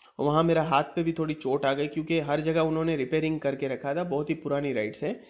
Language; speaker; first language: Hindi; non-native, local second language; Gujarati